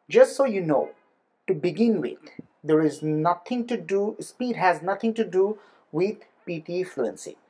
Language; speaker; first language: English; non-native, local second language; Bangla